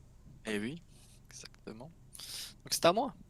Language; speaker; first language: French; native; French